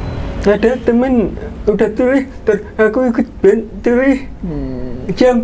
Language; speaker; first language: Indonesian; non-native, local second language; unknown